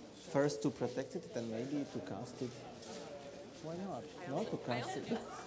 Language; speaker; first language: English; non-native, fluent; Polish